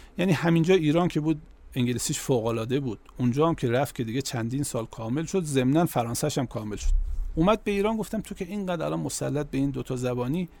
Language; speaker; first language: Persian; native; Persian